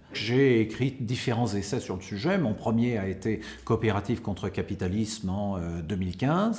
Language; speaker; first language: French; native; French